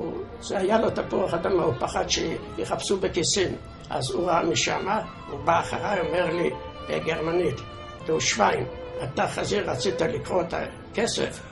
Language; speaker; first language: Hebrew; non-native, fluent; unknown